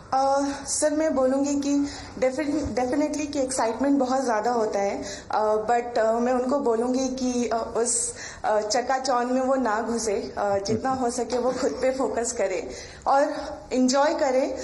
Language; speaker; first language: Hindi; native; Hindi